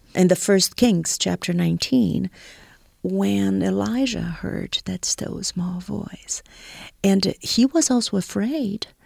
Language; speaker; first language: English; non-native, fluent; Portuguese